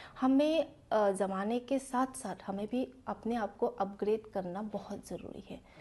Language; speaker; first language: Hindi; non-native, local second language; Assamese